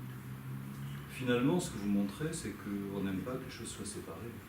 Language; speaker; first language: French; native; French